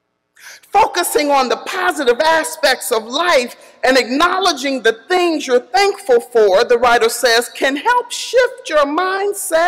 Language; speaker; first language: English; native; English